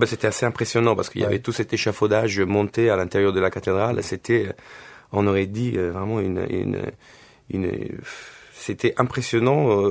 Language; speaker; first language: French; non-native, fluent; Italian